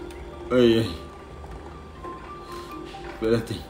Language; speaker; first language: Spanish; native; Spanish